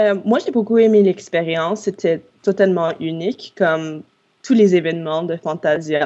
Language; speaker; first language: French; non-native, local second language; English